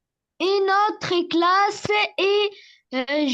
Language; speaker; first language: French; non-native, learner; Arabic